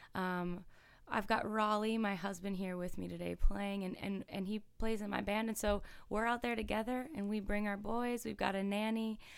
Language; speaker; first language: English; native; English